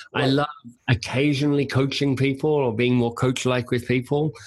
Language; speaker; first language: English; native; English